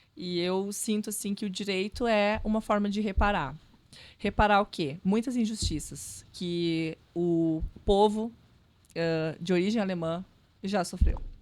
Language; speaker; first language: Portuguese; non-native, local second language; Low German